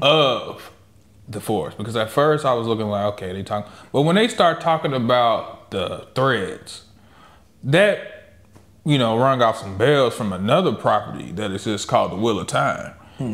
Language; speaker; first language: English; native; English